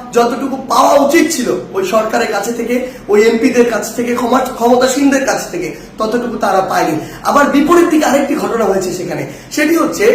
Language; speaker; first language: Bangla; native; Bangla